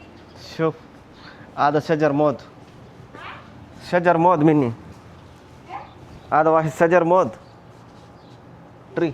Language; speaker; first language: Arabic; non-native, learner; Telugu